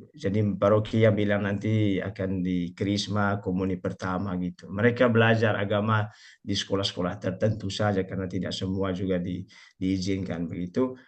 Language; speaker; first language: Indonesian; non-native, local second language; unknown